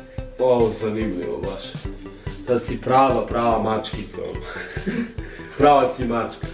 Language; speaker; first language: Bosnian; native; Bosnian